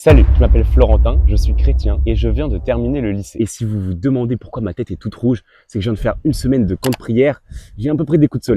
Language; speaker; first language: French; native; French